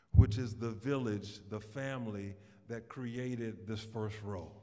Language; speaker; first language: English; native; English